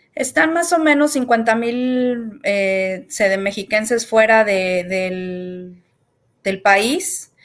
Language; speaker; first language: Spanish; native; Spanish